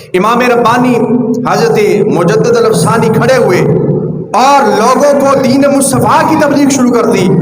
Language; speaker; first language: Urdu; non-native, local second language; Punjabi